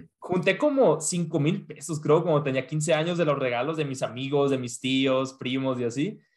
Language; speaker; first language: Spanish; native; Spanish